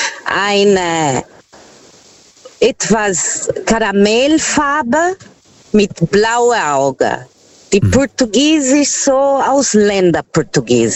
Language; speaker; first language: German; non-native, fluent; Portuguese